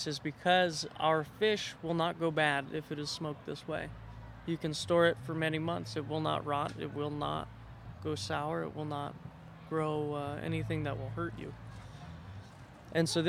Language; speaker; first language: English; native; English